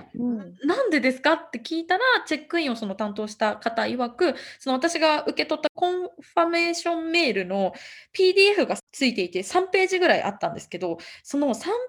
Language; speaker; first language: Japanese; native; Japanese